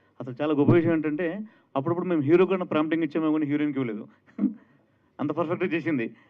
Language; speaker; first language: Telugu; native; Telugu